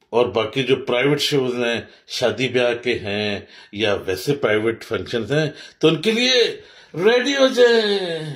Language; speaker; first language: Urdu; non-native, local second language; Punjabi